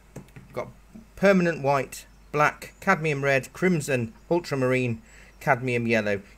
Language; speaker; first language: English; native; English